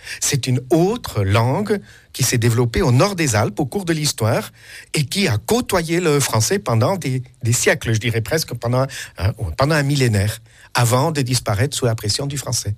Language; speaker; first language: French; native; French